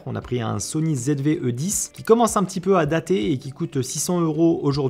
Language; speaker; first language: French; native; French